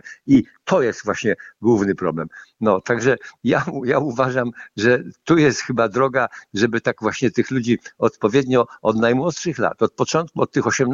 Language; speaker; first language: Polish; native; Polish